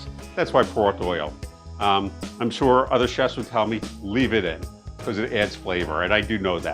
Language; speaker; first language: English; native; English